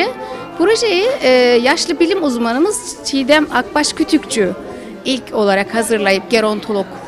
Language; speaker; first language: Turkish; native; Turkish